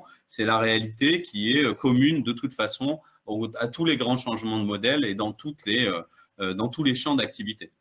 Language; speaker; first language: French; native; French